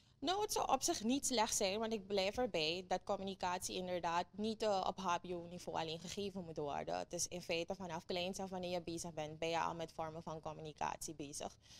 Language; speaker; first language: Dutch; native; Dutch